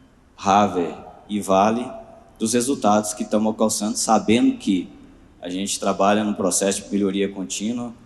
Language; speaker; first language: Portuguese; native; Portuguese